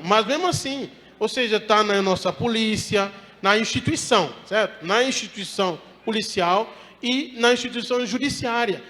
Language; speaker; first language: Portuguese; non-native, local second language; Upper Guinea Crioulo